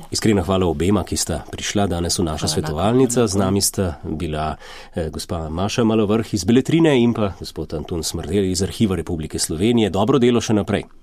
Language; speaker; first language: Slovenian; native; Slovenian